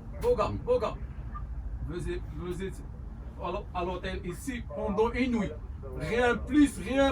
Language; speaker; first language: French; non-native, local second language; Arabic